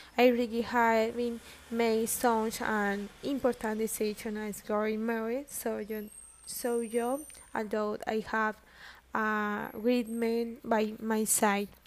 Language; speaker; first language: English; non-native, learner; Spanish